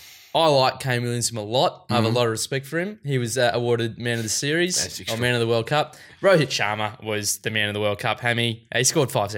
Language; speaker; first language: English; native; English